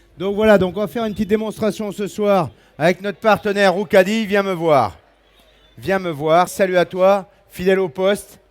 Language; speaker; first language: French; native; French